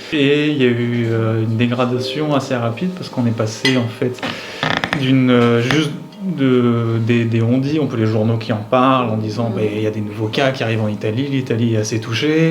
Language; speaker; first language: French; native; French